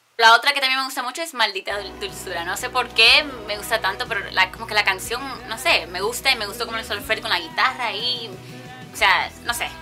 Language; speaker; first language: Spanish; early bilingual, heritage; Spanish